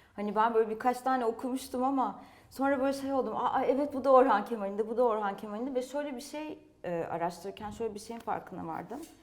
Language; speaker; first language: Turkish; native; Turkish